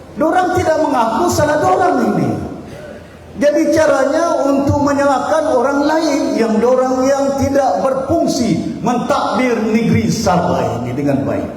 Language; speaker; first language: Malay; native; Malay